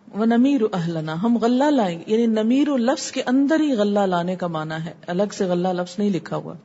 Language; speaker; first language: Urdu; native; Urdu